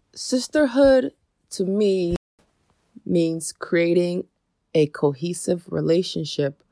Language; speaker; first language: English; native; English